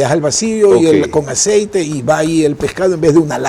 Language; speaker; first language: Spanish; native; Spanish